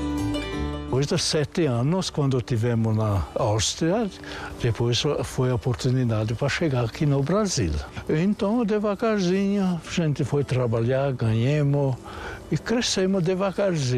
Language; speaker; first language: Portuguese; early bilingual, other home language; German